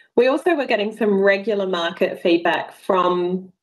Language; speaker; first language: English; native; English